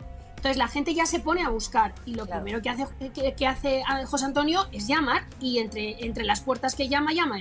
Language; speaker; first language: Spanish; native; Spanish